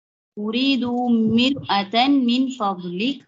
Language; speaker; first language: Arabic; non-native, learner; Tamil